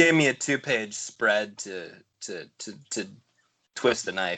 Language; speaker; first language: English; native; English